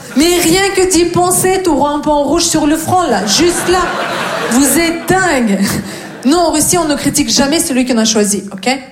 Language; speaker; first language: French; non-native, fluent; Russian